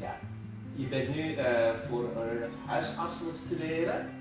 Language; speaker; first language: Dutch; non-native, fluent; Indonesian